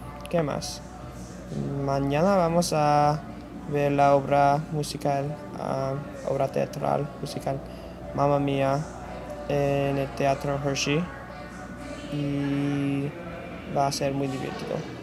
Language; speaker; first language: Spanish; non-native, fluent; English